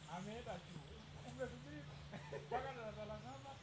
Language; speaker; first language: Swahili; non-native, local second language; Masai